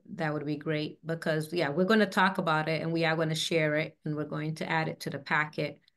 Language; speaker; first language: English; native; English